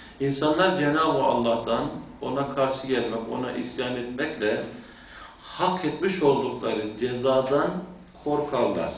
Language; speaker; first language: Turkish; native; Turkish